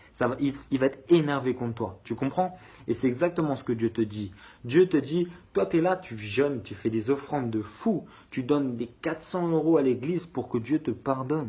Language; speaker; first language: French; native; French